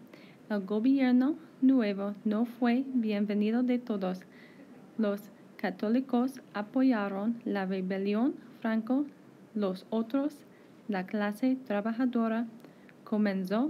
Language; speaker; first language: Spanish; non-native, learner; English